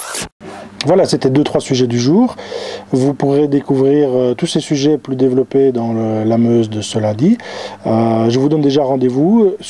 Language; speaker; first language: French; native; French